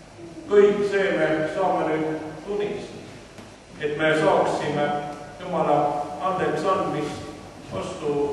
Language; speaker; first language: Estonian; non-native, learner; Swedish